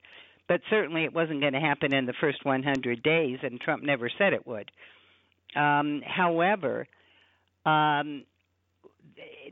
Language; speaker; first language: English; native; English